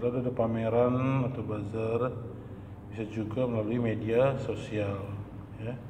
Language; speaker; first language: Indonesian; native; Indonesian